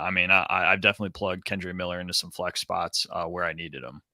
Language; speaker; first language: English; native; English